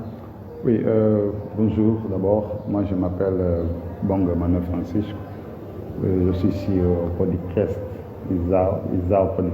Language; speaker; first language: French; non-native, fluent; Portuguese